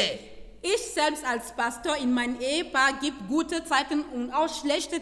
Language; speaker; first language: German; non-native, fluent; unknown